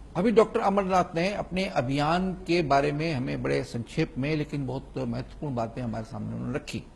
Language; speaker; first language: Hindi; native; Hindi